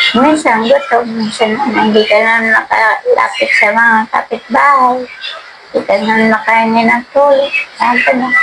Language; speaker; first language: Filipino; native; Filipino